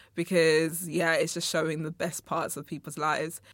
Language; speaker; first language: English; native; English